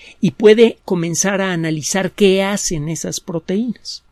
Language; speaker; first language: Spanish; native; Spanish